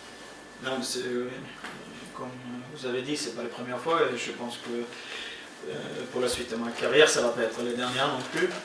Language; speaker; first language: French; non-native, fluent; Norwegian